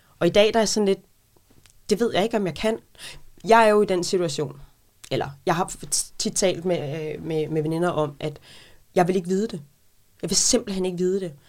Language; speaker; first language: Danish; native; Danish